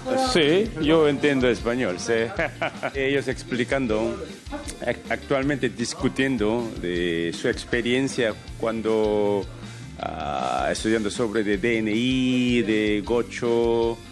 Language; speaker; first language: Spanish; non-native, learner; Korean